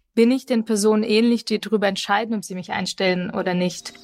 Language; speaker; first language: German; early bilingual, other home language; Russian